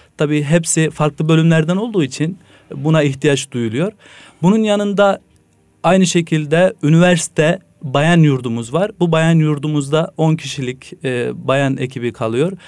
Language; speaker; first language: Turkish; native; Turkish